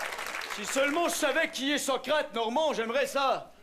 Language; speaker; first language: French; native; French